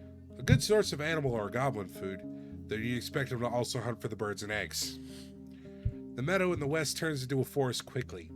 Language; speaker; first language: English; native; English